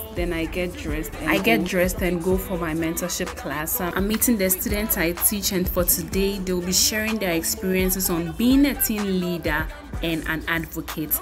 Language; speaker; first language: English; non-native, local second language; Akan